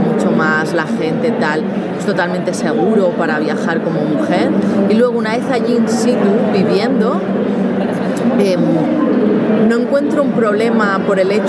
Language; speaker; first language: Spanish; native; Spanish